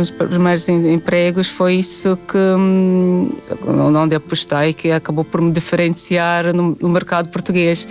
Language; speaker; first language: Portuguese; non-native, fluent; Latvian